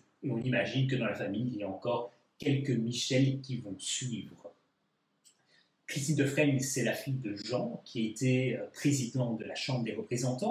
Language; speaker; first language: French; native; French